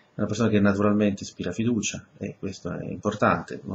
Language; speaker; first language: Italian; early bilingual, other home language; Spanish